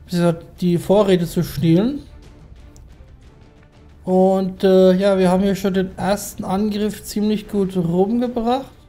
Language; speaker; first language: German; native; German